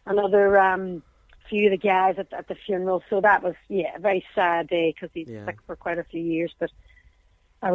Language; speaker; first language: English; native; English